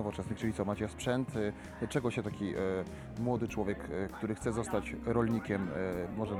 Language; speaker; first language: Polish; native; Polish